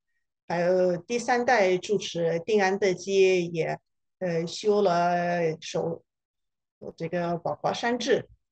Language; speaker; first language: Chinese; non-native, fluent; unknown